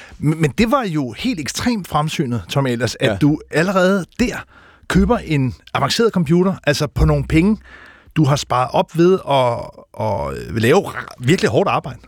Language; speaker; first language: Danish; native; Danish